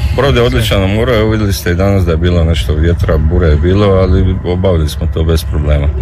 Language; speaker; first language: Croatian; native; Croatian